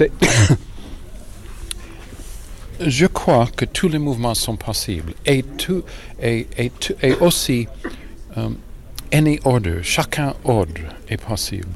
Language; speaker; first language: French; non-native, learner; English